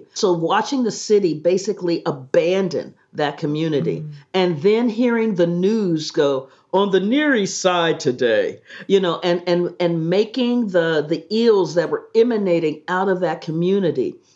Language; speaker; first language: English; native; English